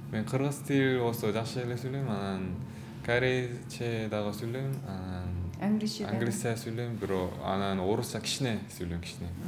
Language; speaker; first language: Kyrgyz; early bilingual, other home language; Korean